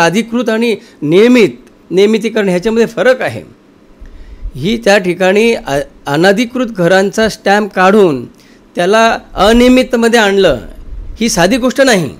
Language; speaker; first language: Marathi; native; Marathi